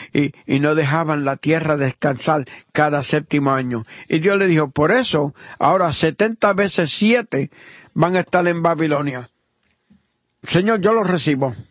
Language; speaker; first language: Spanish; non-native, fluent; Italian